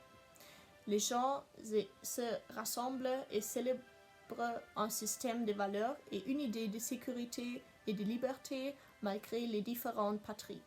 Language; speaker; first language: French; non-native, learner; German